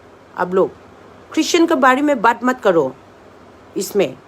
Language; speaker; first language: Hindi; non-native, local second language; Manipuri